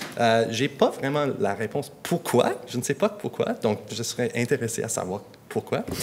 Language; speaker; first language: French; non-native, local second language; English